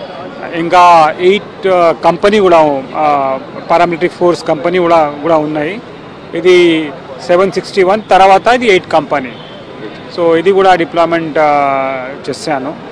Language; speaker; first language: Telugu; non-native, local second language; Urdu